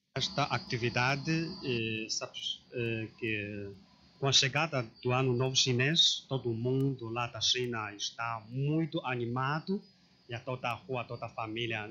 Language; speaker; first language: Portuguese; non-native, learner; Chinese